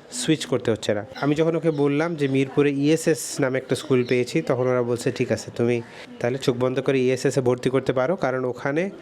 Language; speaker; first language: Bangla; early bilingual, heritage; Bangla